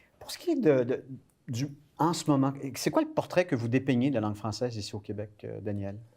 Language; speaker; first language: French; native; French